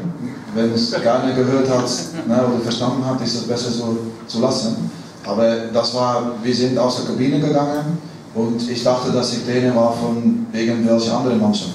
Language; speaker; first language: German; non-native, fluent; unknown